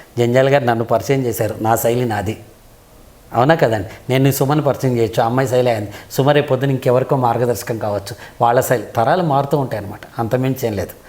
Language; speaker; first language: Telugu; native; Telugu